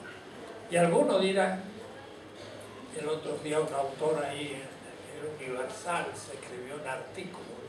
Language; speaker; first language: Spanish; native; Spanish